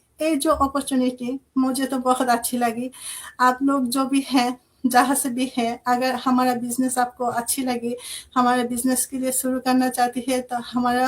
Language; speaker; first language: Hindi; non-native, fluent; Bangla